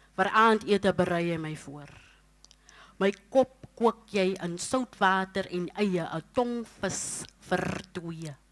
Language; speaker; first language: Afrikaans; native; Afrikaans